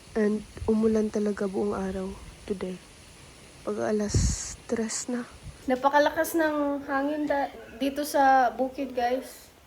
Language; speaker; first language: Filipino; native; Filipino